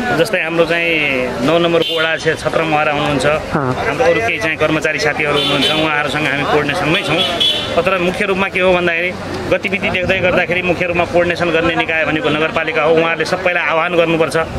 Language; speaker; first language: Nepali; native; Nepali